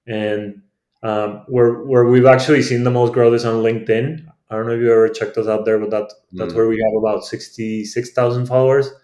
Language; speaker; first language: English; non-native, fluent; Spanish